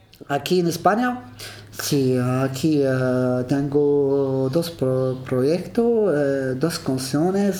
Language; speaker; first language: Spanish; non-native, learner; Arabic